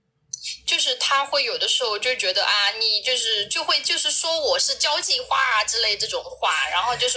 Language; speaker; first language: Chinese; native; Chinese